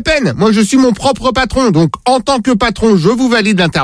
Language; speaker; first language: French; native; French